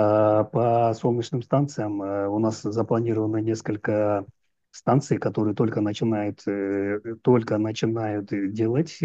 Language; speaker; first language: Russian; non-native, local second language; Uzbek